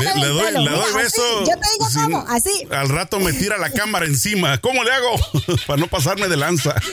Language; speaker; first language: Spanish; native; Spanish